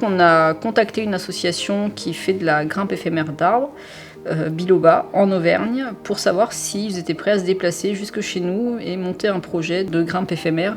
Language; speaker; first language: French; native; French